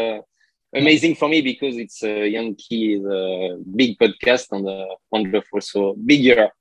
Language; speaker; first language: English; non-native, learner; French